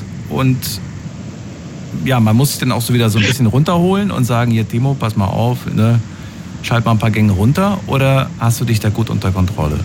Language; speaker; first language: German; native; German